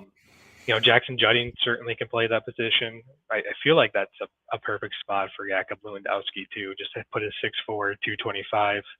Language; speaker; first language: English; native; English